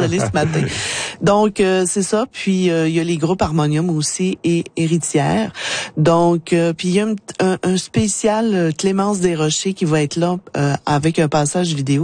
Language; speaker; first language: French; native; French